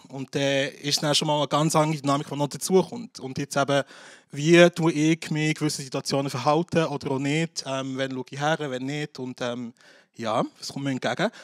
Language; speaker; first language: German; early bilingual, other home language; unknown